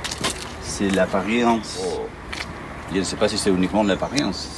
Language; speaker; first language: French; non-native, learner; Spanish